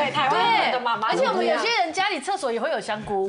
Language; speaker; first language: Chinese; native; Chinese